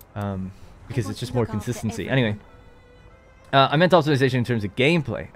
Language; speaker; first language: English; native; English